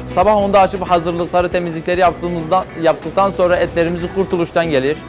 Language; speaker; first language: Turkish; native; Turkish